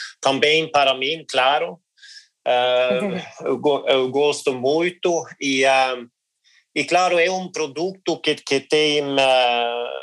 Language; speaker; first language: Portuguese; non-native, learner; Norwegian